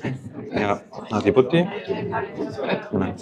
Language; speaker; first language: Indonesian; non-native, learner; German